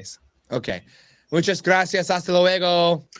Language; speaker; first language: Spanish; non-native, learner; English